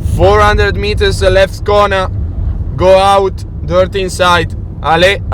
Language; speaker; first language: English; non-native, learner; Italian